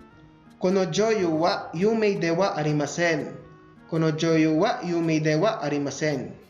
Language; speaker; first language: Japanese; non-native, fluent; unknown